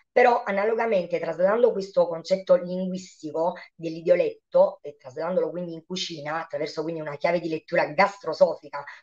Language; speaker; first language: Italian; native; Italian